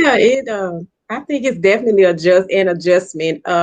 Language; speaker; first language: English; native; English